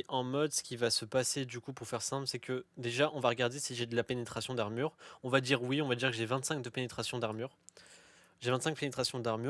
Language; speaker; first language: French; native; French